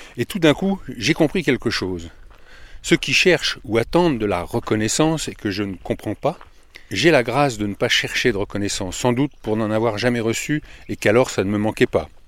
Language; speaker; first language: French; native; French